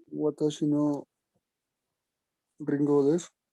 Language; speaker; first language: Japanese; non-native, learner; Spanish